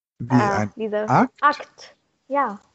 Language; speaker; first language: German; non-native, learner; Marathi